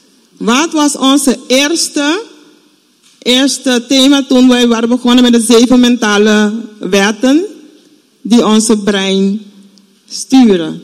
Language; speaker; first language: Dutch; non-native, fluent; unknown